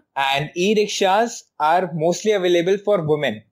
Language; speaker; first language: English; non-native, local second language; Hindi